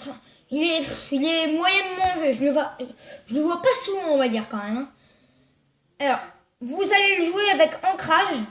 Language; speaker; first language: French; native; French